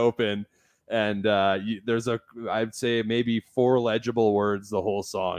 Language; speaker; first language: English; native; English